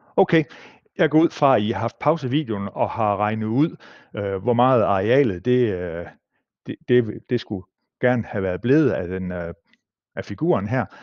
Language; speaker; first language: Danish; native; Danish